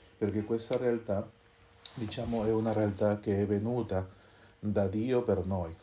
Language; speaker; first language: Italian; non-native, fluent; Spanish